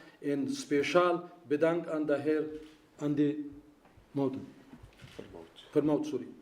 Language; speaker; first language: Dutch; non-native, learner; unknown